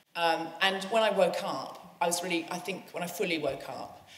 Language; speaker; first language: English; native; English